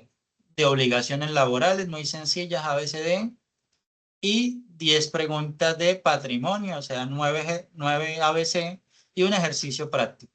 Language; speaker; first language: Spanish; native; Spanish